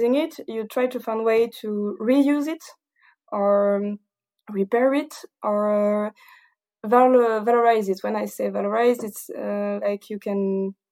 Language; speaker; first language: English; non-native, fluent; French